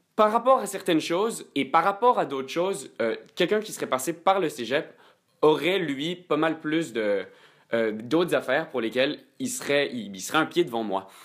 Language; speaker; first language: French; native; French